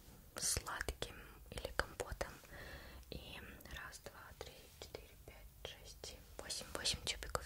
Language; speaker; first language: Russian; native; Russian